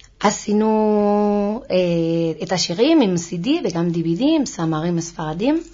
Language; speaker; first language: Hebrew; non-native, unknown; Spanish